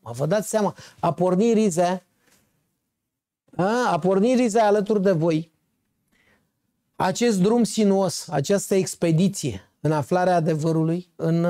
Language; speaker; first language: Romanian; native; Romanian